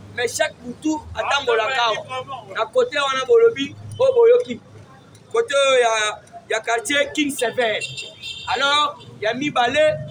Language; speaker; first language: Lingala; non-native, local second language; Kituba (Democratic Republic of Congo)